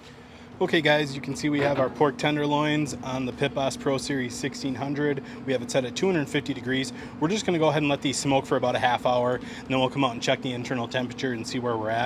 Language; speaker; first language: English; native; English